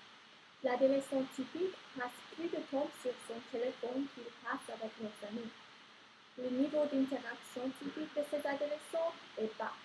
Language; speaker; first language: French; non-native, learner; English